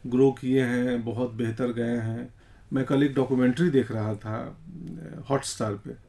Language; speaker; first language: Hindi; native; Hindi